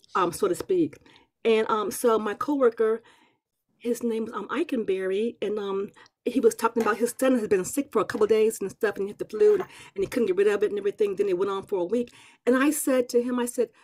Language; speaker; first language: English; native; English